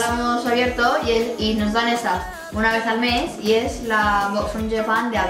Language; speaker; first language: Spanish; early bilingual, heritage; English